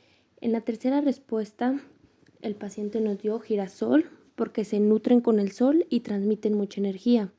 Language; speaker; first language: Spanish; native; Spanish